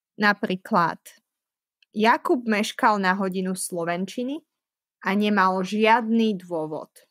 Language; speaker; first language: Slovak; native; Slovak